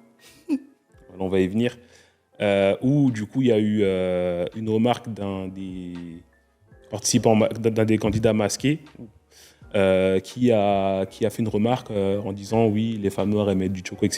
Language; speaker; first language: French; native; French